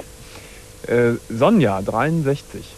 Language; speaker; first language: German; native; German